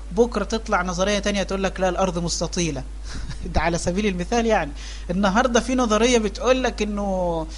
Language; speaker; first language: Arabic; native; Arabic